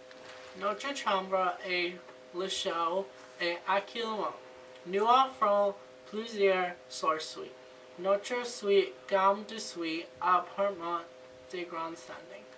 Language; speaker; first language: French; non-native, learner; English